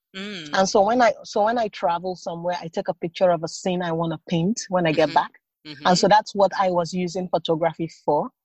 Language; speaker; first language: English; non-native, local second language; Yoruba